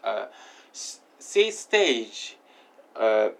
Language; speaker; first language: English; non-native, learner; Japanese